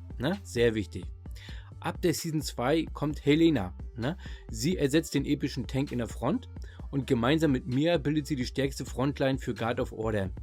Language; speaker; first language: German; native; German